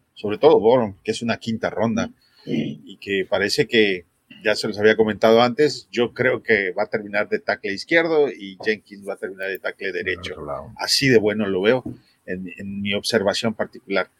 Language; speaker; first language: Spanish; native; Spanish